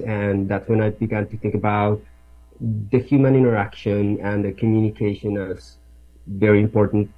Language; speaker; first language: English; non-native, fluent; Spanish